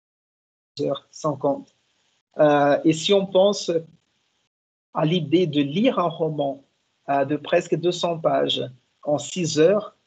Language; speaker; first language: French; non-native, fluent; Portuguese